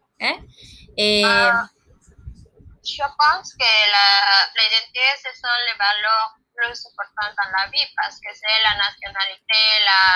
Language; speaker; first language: Spanish; non-native, learner; French